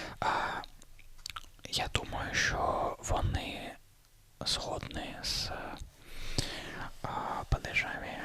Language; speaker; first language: Ukrainian; non-native, learner; Russian